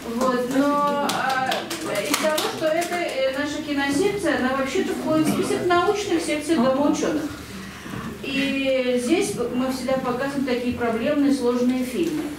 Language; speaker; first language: Russian; native; Russian